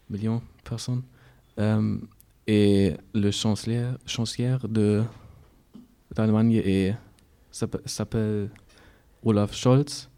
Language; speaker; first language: French; non-native, learner; German